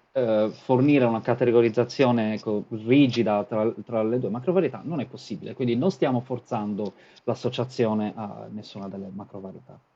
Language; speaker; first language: Italian; native; Italian